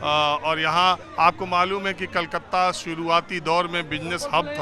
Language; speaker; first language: Hindi; native; Hindi